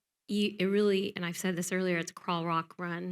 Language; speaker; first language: English; native; English